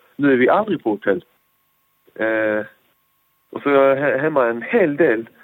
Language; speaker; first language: Swedish; early bilingual, other home language; Persian